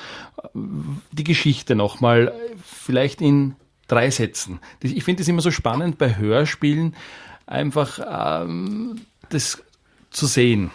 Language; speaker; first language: German; native; German